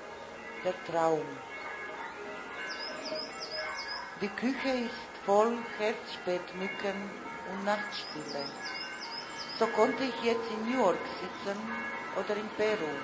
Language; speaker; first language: German; non-native, fluent; Croatian